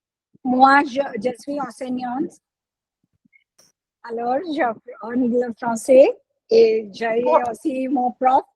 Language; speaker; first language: French; non-native, learner; Hindi